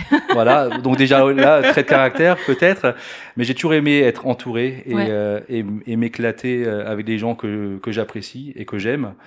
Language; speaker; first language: French; native; French